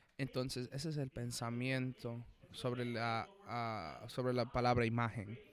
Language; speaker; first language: Spanish; non-native, fluent; English